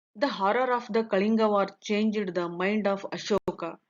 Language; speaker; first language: English; non-native, local second language; Kannada